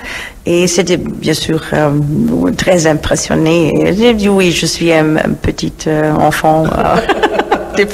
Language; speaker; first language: French; non-native, fluent; German